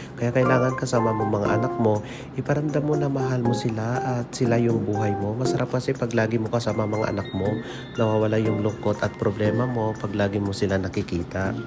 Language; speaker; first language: Filipino; non-native, local second language; Maranao